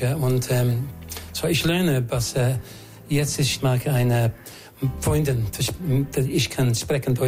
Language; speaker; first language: German; non-native, learner; English